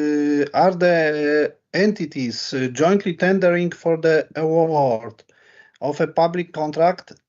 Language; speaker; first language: English; non-native, learner; Polish